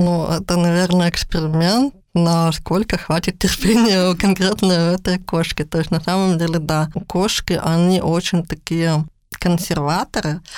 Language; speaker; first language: Russian; native; Russian